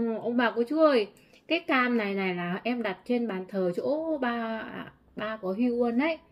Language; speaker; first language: Vietnamese; native; Vietnamese